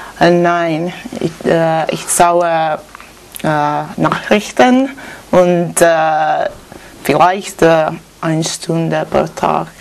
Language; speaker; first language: German; non-native, learner; Finnish